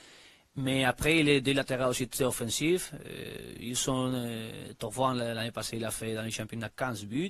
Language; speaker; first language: French; non-native, learner; Spanish